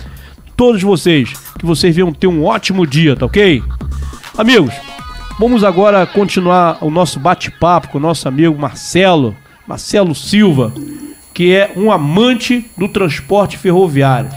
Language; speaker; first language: Portuguese; native; Portuguese